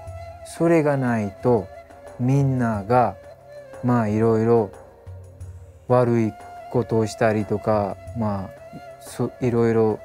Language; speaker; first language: Japanese; non-native, learner; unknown